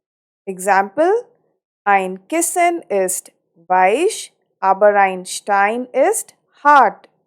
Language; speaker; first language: German; non-native, fluent; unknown